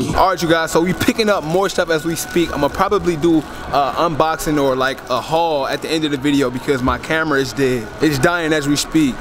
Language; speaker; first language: English; native; English